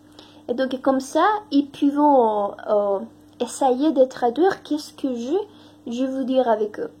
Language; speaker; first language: French; non-native, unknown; Spanish